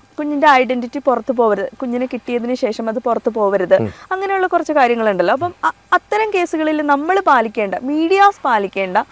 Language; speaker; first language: Malayalam; native; Malayalam